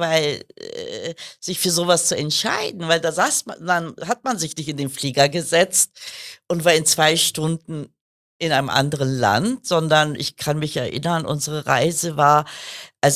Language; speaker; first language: German; early bilingual, other home language; Kurdish